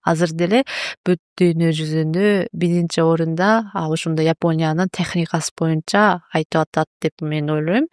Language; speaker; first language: Kyrgyz; non-native, learner; Japanese